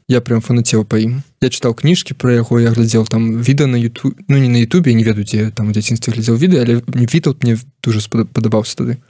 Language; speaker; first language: Belarusian; non-native, local second language; Russian